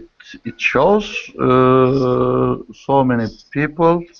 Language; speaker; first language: English; non-native, learner; Turkish